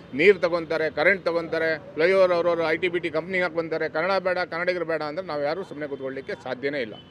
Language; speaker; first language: Kannada; native; Kannada